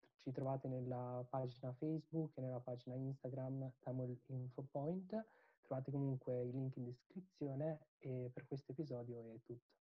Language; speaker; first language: Italian; early bilingual, other home language; Tamil